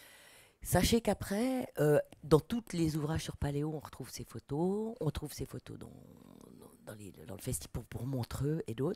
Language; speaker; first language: French; native; French